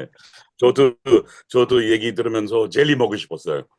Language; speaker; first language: Korean; non-native, learner; English